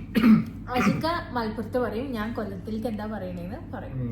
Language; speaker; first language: Malayalam; native; Malayalam